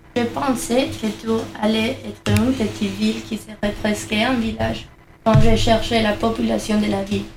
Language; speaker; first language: French; non-native, learner; Spanish